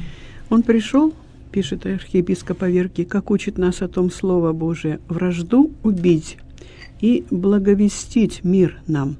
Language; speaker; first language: Russian; native; Russian